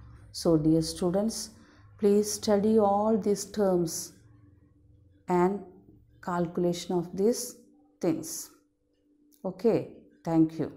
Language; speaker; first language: English; non-native, local second language; Malayalam